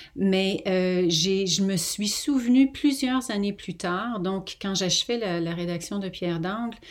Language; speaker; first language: French; native; French